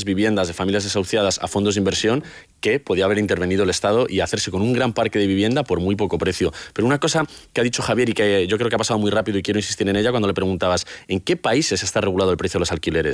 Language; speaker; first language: Spanish; native; Spanish